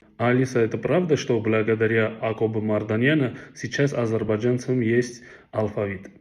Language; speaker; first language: Russian; non-native, local second language; Armenian